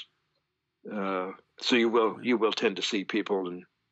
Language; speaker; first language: English; native; English